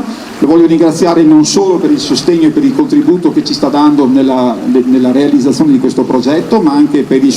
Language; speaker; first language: Italian; native; Italian